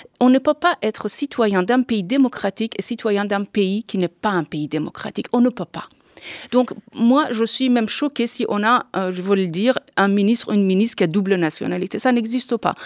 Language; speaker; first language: French; non-native, fluent; Persian